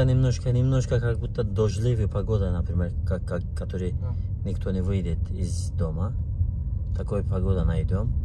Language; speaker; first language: Russian; non-native, learner; Turkish